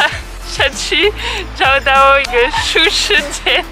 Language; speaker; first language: Chinese; non-native, fluent; French